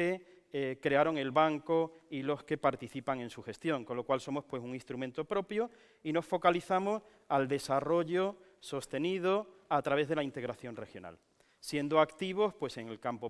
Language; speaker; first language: Spanish; native; Spanish